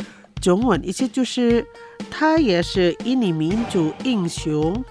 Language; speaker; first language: Chinese; non-native, fluent; Indonesian